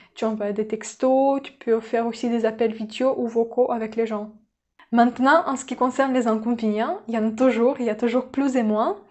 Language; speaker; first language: French; non-native, fluent; Russian